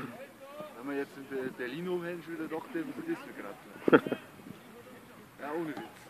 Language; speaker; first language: German; native; German